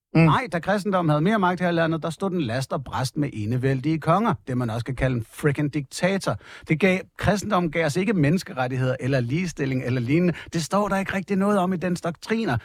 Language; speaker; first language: Danish; native; Danish